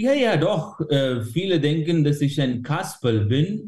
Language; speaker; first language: German; non-native, fluent; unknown